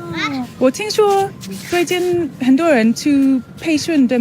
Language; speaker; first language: Chinese; non-native, learner; English